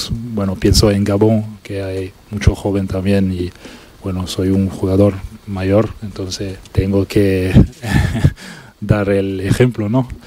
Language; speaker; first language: Spanish; non-native, local second language; French